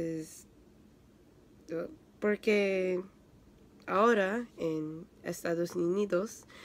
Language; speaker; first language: Spanish; non-native, learner; English